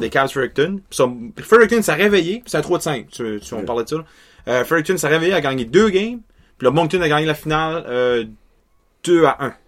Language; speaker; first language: French; native; French